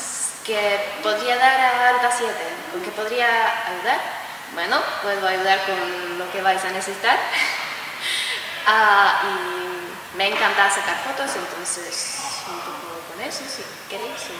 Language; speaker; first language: Spanish; non-native, fluent; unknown